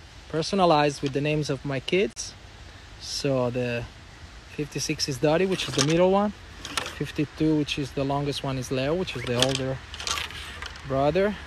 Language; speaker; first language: English; non-native, fluent; Italian